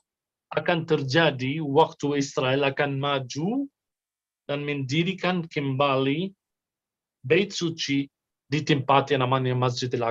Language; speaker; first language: Indonesian; non-native, fluent; Arabic